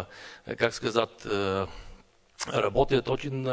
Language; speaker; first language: Russian; non-native, learner; Bulgarian